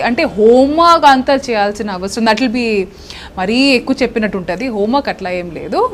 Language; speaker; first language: Telugu; non-native, local second language; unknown